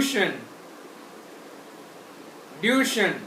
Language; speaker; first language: German; non-native, fluent; Hindi